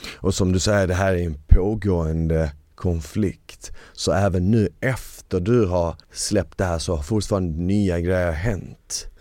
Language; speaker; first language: Swedish; early bilingual, other home language; Bosnian